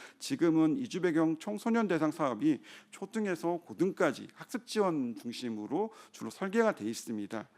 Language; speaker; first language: Korean; native; Korean